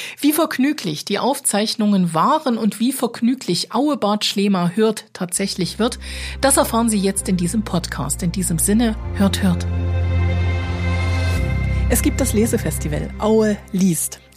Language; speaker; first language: German; native; German